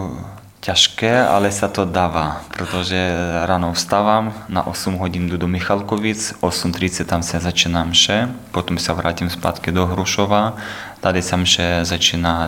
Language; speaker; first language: Czech; non-native, learner; Ukrainian